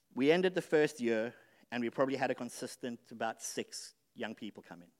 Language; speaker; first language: English; native; English